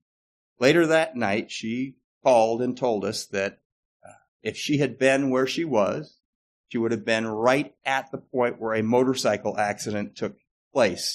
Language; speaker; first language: English; native; English